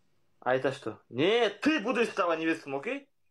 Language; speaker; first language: Russian; non-native, local second language; Kazakh